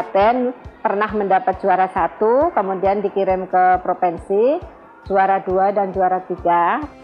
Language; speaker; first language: Indonesian; native; Indonesian